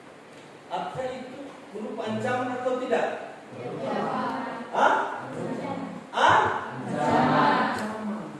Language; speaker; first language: Indonesian; non-native, local second language; Nias